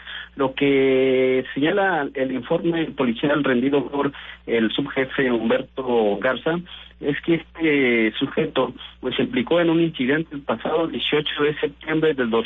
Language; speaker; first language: Spanish; native; Spanish